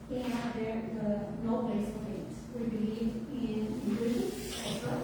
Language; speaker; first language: English; non-native, fluent; Portuguese